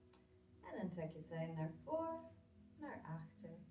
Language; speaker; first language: Dutch; non-native, fluent; Latvian